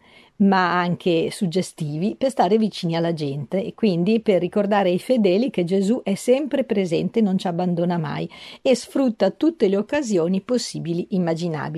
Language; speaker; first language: Italian; native; Italian